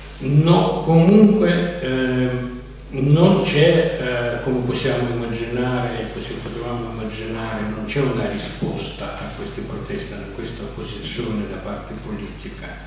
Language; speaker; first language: Italian; non-native, fluent; Russian